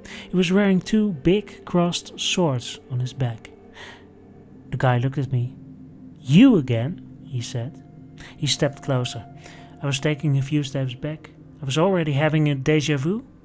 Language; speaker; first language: English; non-native, fluent; Dutch